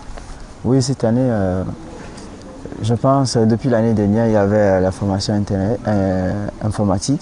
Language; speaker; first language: French; non-native, local second language; Ewe